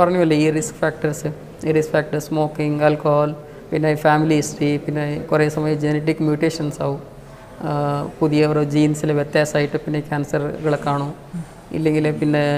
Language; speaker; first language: Malayalam; non-native, fluent; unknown